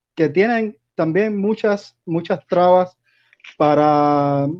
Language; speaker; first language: Spanish; native; Spanish